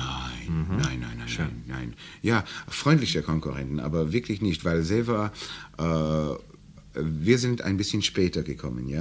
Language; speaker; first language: German; non-native, learner; English